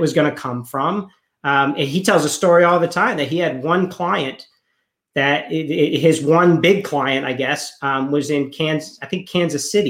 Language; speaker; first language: English; native; English